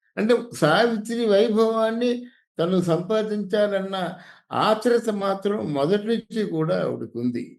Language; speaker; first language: Telugu; native; Telugu